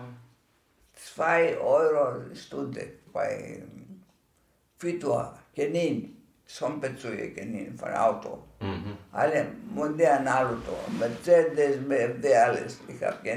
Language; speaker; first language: German; non-native, learner; Greek